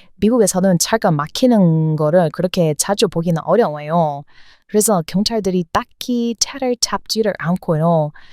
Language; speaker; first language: Korean; non-native, fluent; English